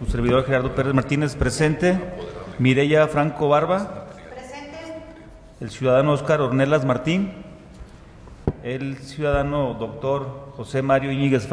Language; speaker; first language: Spanish; native; Spanish